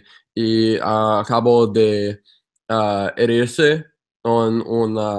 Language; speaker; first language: Spanish; non-native, fluent; English